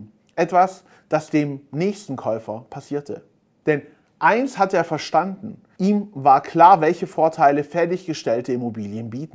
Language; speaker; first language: German; native; German